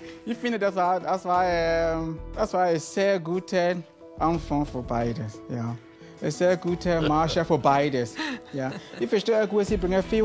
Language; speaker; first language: German; non-native, learner; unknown